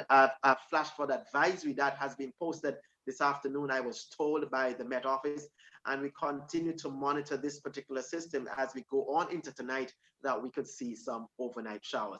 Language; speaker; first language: English; native; English